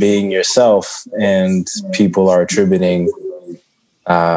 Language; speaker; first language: English; early bilingual, other home language; Shona